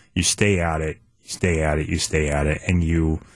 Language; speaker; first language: English; native; English